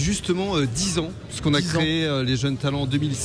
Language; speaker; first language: French; native; French